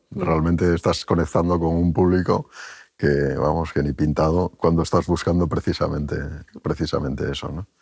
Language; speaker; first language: Spanish; native; Spanish